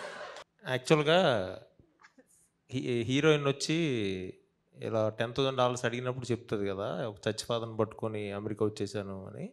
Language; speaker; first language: Telugu; native; Telugu